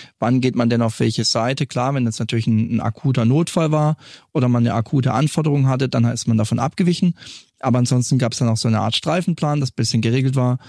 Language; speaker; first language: German; native; German